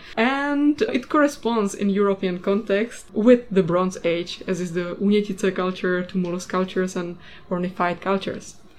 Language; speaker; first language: English; non-native, fluent; Czech